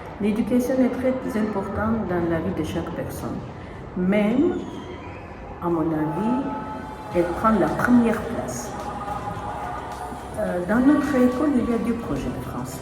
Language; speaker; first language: French; non-native, fluent; Armenian